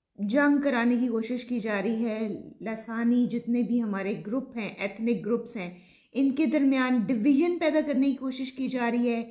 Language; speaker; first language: Urdu; native; Urdu